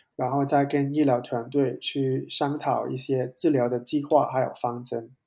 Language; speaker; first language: Chinese; non-native, local second language; Cantonese